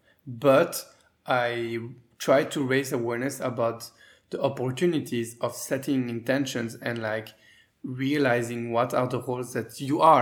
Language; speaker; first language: English; non-native, fluent; French